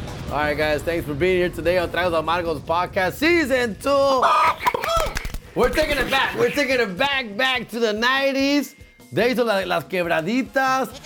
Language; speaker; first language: English; early bilingual, other home language; Spanish